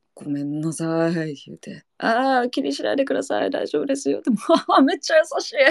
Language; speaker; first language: Japanese; non-native, fluent; English